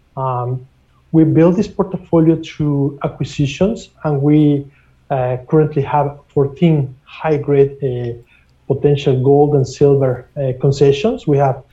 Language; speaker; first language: English; non-native, fluent; Spanish